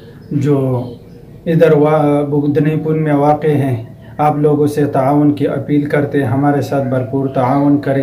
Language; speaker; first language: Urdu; non-native, local second language; Pashto